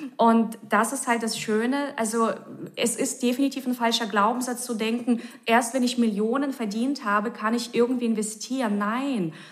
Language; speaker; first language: German; native; German